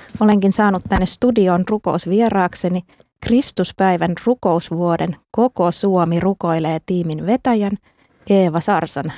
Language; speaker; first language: Finnish; native; Finnish